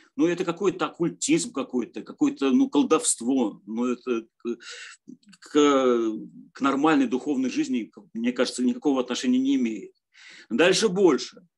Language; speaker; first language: Russian; native; Russian